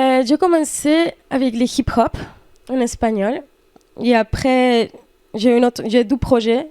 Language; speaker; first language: French; non-native, fluent; Spanish